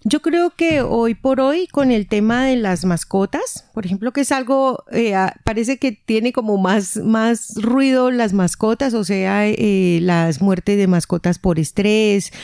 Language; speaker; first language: Spanish; native; Spanish